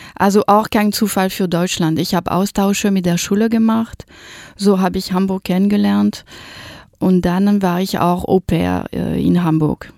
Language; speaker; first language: German; non-native, fluent; French